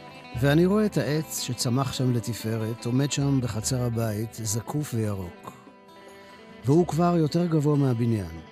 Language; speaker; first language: Hebrew; native; Hebrew